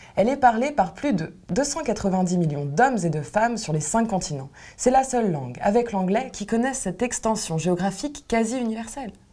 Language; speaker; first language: French; native; French